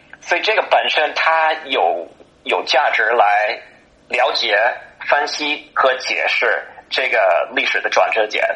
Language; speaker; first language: Chinese; non-native, fluent; English